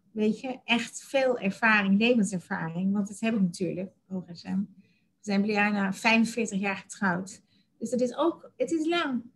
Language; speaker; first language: Dutch; native; Dutch